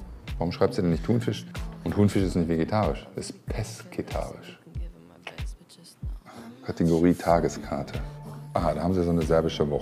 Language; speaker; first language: German; native; German